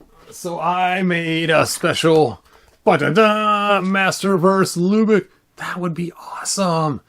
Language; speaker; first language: English; native; English